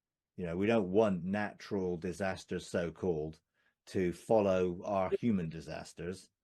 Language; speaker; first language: English; native; English